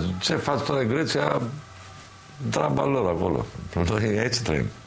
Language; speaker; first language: Romanian; non-native, learner; Greek